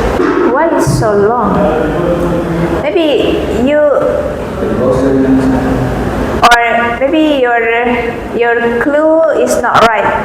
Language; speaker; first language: English; non-native, fluent; Indonesian